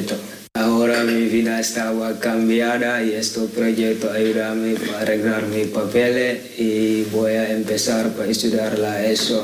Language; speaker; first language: Spanish; non-native, learner; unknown